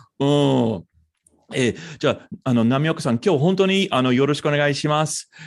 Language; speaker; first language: Japanese; non-native, fluent; English